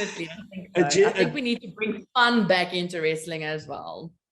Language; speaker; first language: English; native; English